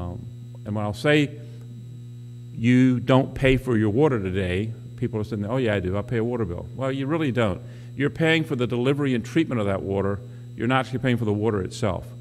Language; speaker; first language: English; native; English